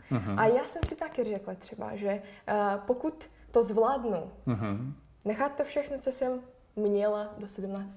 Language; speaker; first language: Czech; non-native, fluent; Russian